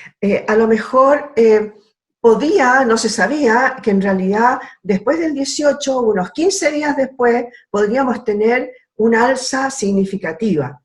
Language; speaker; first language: Spanish; native; Spanish